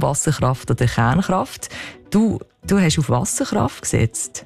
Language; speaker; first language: German; native; German